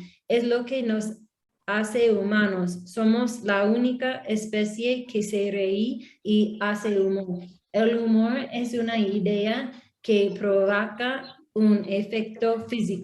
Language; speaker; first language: Spanish; non-native, learner; English